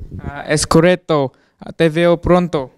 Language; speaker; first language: Spanish; non-native, learner; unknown